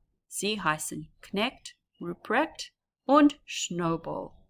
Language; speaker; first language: German; non-native, learner; English